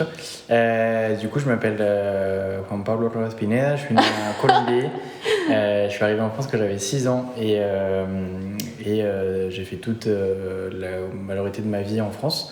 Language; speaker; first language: French; early bilingual, other home language; Spanish